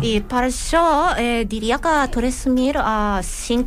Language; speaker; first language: Catalan; non-native, learner; Japanese